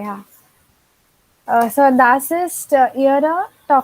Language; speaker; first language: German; non-native, learner; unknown